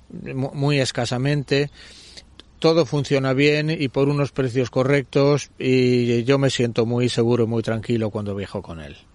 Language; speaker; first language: Spanish; native; Spanish